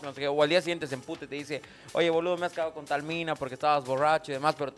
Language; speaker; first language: Spanish; native; Spanish